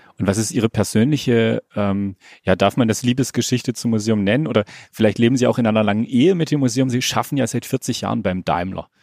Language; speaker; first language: German; native; German